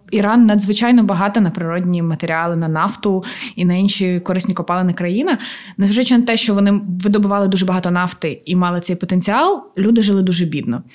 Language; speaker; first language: Ukrainian; native; Ukrainian